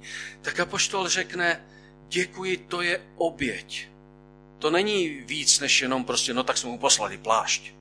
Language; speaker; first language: Czech; native; Czech